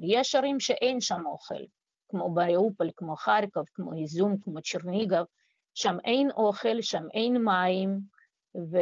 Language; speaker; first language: Hebrew; non-native, fluent; Russian